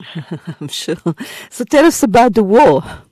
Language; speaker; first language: English; non-native, fluent; Hebrew